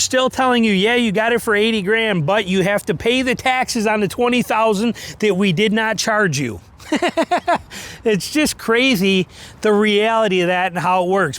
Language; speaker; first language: English; native; English